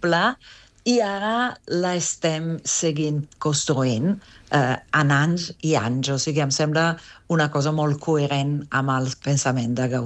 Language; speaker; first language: Catalan; non-native, fluent; Italian